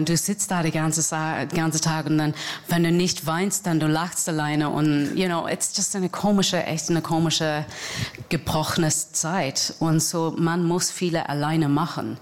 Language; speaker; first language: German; non-native, learner; English